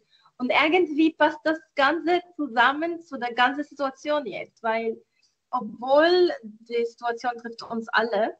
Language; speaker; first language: German; non-native, fluent; Arabic